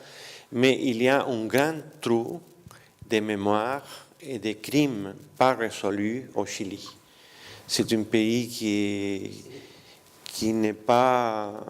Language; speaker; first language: French; non-native, fluent; Spanish